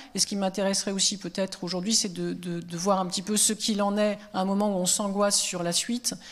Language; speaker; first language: French; native; French